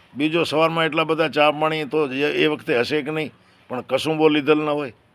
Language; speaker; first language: Gujarati; native; Gujarati